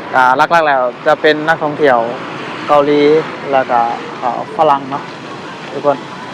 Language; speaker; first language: Thai; native; Thai